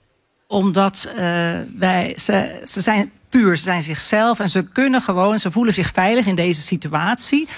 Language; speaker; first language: Dutch; native; Dutch